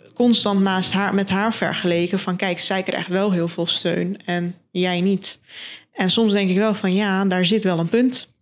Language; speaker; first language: Dutch; non-native, local second language; Turkish